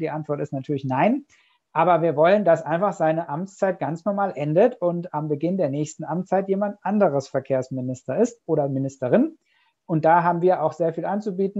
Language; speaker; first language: German; native; German